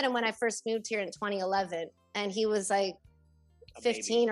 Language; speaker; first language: English; native; English